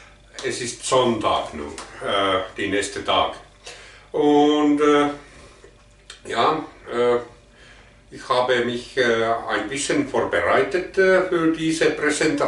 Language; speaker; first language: German; non-native, learner; Finnish